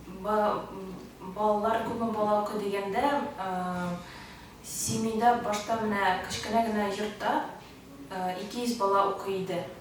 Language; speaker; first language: Tatar; early bilingual, heritage; Tatar